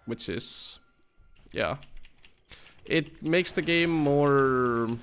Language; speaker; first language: English; non-native, fluent; Danish